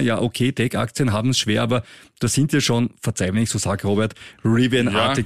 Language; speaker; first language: German; native; German